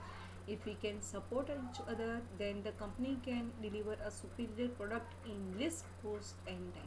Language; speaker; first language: English; non-native, local second language; Gujarati